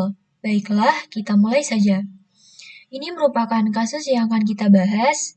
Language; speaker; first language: Indonesian; native; Indonesian